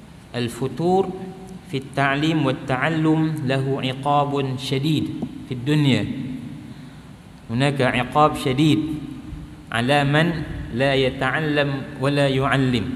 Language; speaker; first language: Arabic; non-native, fluent; Malay